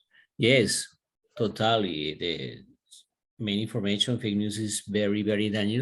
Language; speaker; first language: English; non-native, learner; Spanish